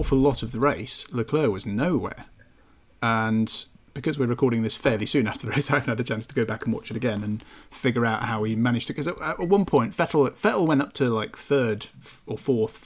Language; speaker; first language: English; native; English